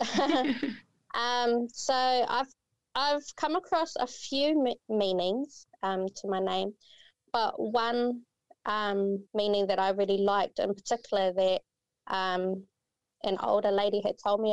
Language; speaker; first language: English; native; English